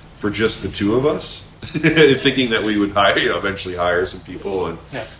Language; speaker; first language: English; native; English